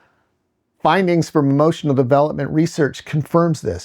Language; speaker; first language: English; native; English